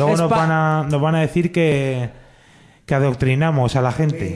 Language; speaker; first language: Spanish; native; Spanish